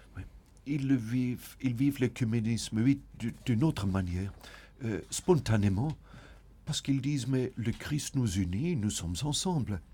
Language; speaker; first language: French; non-native, fluent; German